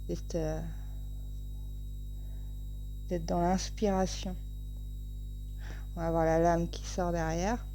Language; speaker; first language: French; native; French